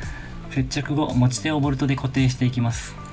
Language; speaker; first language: Japanese; native; Japanese